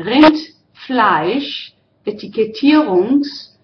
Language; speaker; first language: German; non-native, fluent; Spanish